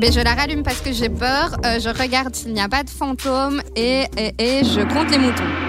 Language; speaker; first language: French; native; French